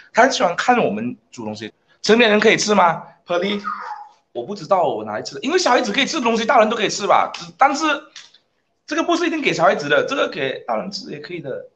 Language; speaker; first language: Chinese; non-native, local second language; English